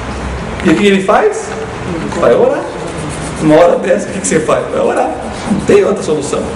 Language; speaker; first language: Portuguese; native; Portuguese